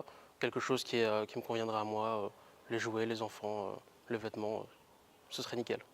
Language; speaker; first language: French; native; French